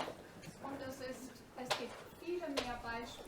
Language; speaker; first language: German; non-native, fluent; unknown